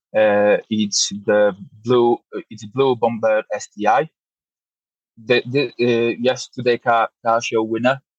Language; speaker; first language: English; non-native, fluent; Polish